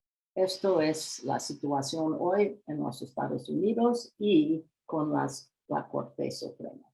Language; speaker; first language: Spanish; non-native, learner; English